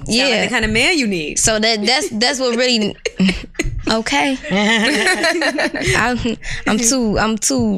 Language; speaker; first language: English; native; English